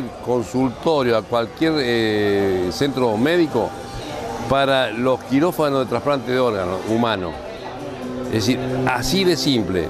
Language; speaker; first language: Spanish; native; Spanish